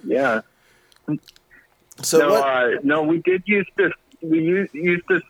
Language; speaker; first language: English; native; English